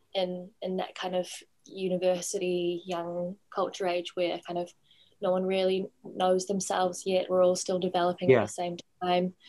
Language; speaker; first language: English; native; English